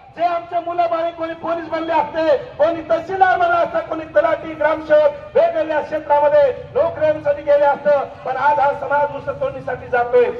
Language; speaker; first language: Marathi; non-native, local second language; Lambadi